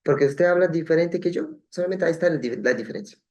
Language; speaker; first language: Spanish; non-native, local second language; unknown